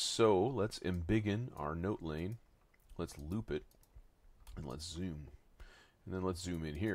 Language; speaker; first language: English; native; English